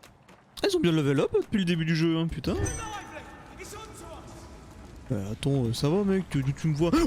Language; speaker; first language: French; native; French